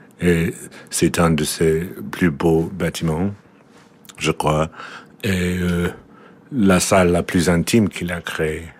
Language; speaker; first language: French; non-native, learner; English